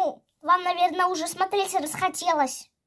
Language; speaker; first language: Russian; native; Russian